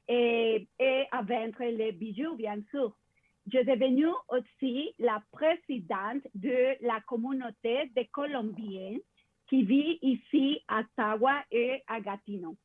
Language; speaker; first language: French; non-native, fluent; Spanish